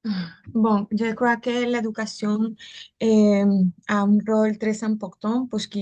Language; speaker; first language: French; non-native, learner; Spanish